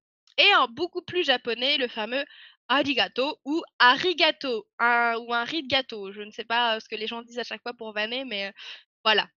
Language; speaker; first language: French; native; French